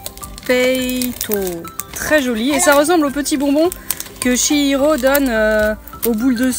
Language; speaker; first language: French; native; French